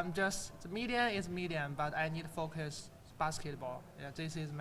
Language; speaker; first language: English; non-native, learner; Chinese